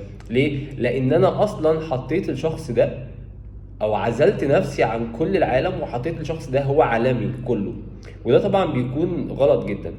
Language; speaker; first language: Arabic; native; Arabic